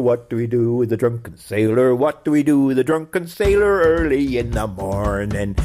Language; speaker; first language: English; native; English